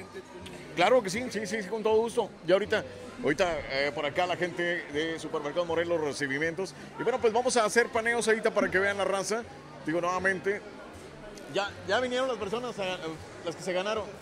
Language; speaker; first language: Spanish; native; Spanish